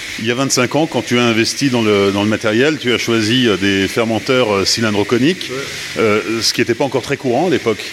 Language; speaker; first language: French; native; French